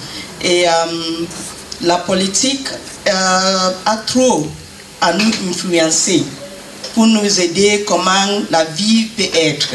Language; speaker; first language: French; non-native, learner; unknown